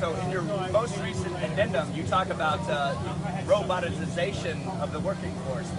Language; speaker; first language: English; native; English